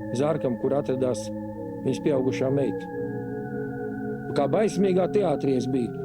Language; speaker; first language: Latvian; native; Latvian